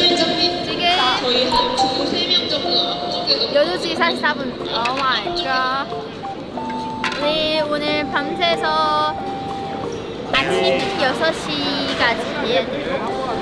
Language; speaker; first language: Korean; non-native, fluent; Chinese